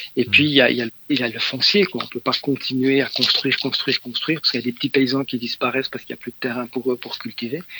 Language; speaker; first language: French; native; French